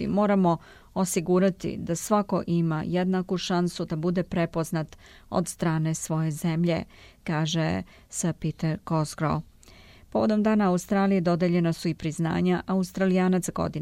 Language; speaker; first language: Serbian; native; Serbian